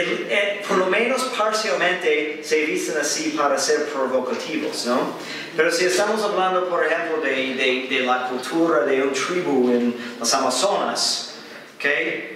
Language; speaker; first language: Spanish; non-native, fluent; English